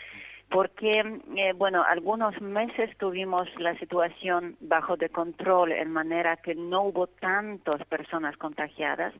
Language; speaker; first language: Spanish; non-native, fluent; Polish